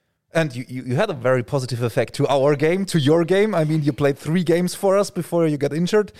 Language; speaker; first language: English; non-native, fluent; German